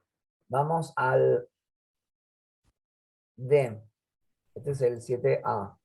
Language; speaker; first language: Spanish; native; Spanish